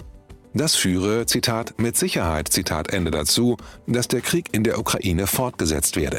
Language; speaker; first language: German; native; German